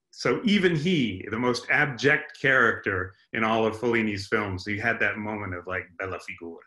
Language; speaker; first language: English; native; English